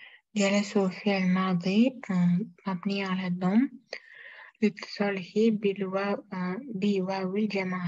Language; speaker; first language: Arabic; non-native, learner; Uzbek